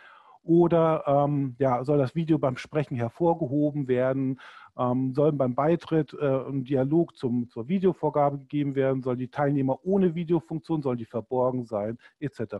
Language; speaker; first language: German; native; German